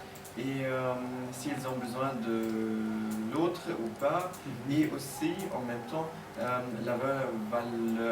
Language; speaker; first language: French; non-native, learner; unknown